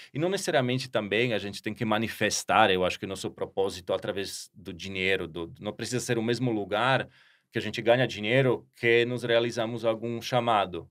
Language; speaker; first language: Portuguese; non-native, fluent; Slovak